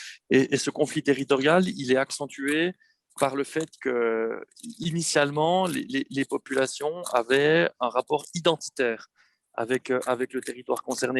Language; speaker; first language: French; native; French